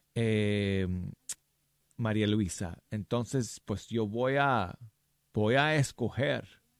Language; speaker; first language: Spanish; non-native, fluent; English